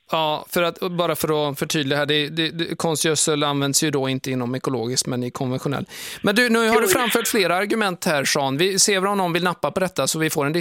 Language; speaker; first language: Swedish; native; Swedish